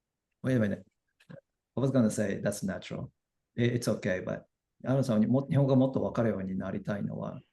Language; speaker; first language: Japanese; non-native, fluent; English